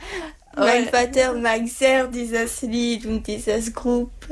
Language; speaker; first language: German; non-native, learner; French